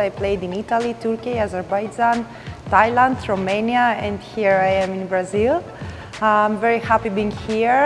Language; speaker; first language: English; non-native, fluent; Greek